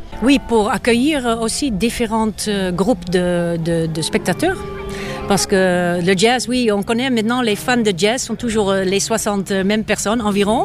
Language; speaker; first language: French; non-native, fluent; Dutch